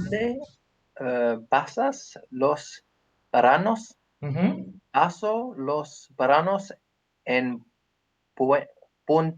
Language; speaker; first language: Spanish; non-native, learner; English